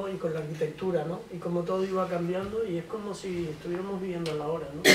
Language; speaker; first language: Spanish; native; Spanish